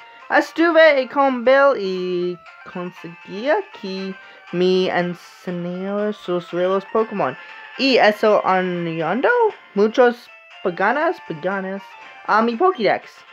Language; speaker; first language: Spanish; non-native, learner; English